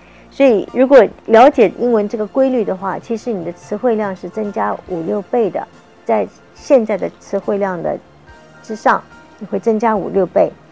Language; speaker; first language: Chinese; native; Chinese